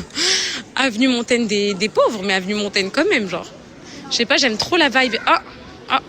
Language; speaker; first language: French; native; French